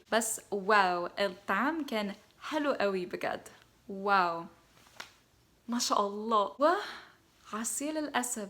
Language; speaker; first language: Arabic; non-native, fluent; English